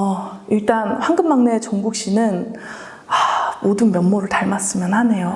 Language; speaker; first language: Korean; native; Korean